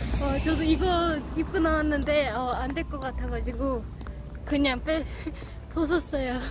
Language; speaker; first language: Korean; non-native, fluent; Turkish